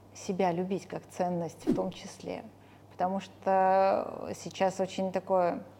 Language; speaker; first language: Russian; early bilingual, other home language; Armenian